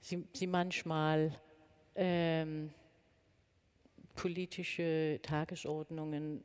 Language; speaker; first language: German; non-native, fluent; Danish